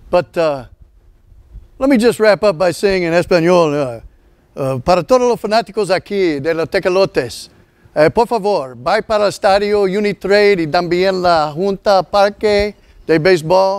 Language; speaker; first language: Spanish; non-native, learner; English